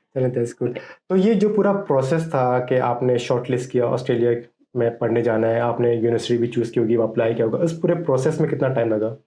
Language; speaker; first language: Urdu; native; Urdu